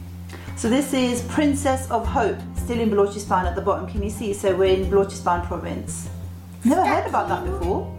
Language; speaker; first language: English; early bilingual, other home language; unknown